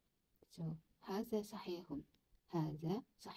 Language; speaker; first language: Arabic; non-native, learner; Kazakh